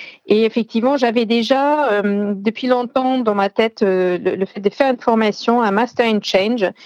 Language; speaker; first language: French; non-native, fluent; German